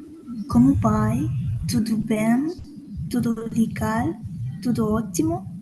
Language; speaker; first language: Portuguese; non-native, learner; Spanish